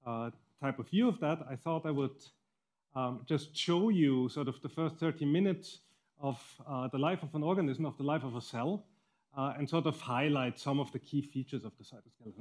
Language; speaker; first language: English; non-native, fluent; German